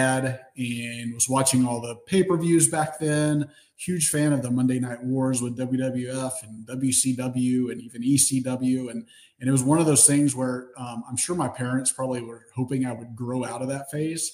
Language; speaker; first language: English; native; English